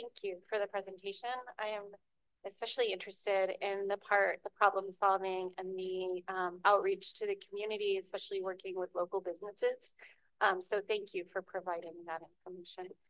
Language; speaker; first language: English; native; English